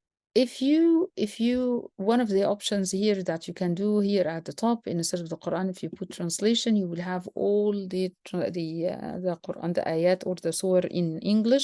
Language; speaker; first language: English; non-native, fluent; Arabic